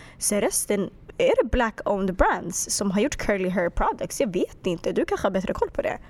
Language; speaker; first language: Swedish; early bilingual, other home language; Arabic